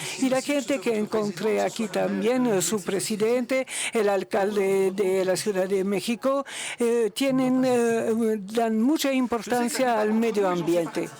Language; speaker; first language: Spanish; non-native, fluent; Luxembourgish